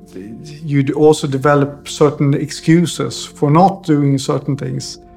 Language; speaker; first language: English; non-native, fluent; Swedish